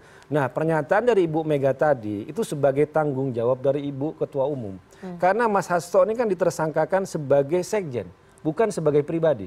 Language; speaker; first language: Indonesian; native; Indonesian